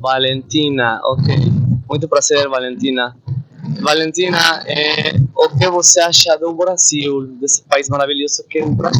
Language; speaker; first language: Portuguese; non-native, fluent; Spanish